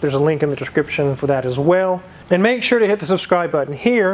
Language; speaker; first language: English; native; English